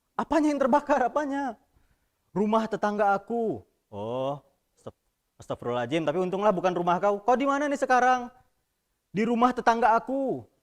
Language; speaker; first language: Indonesian; native; Indonesian